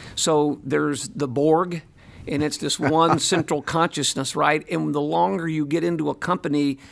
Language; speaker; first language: English; native; English